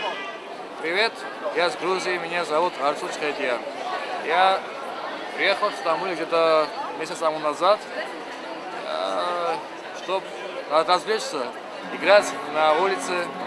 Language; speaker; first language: Russian; non-native, learner; Georgian